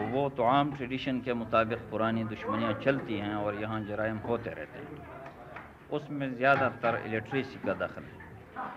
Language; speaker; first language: Urdu; non-native, local second language; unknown